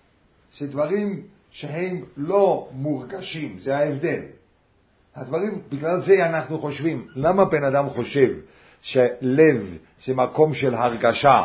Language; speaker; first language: Hebrew; non-native, fluent; English